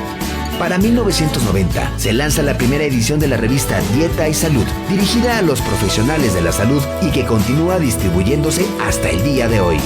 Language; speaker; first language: Spanish; native; Spanish